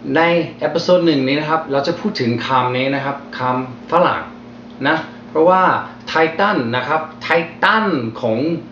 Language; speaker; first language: Thai; non-native, fluent; English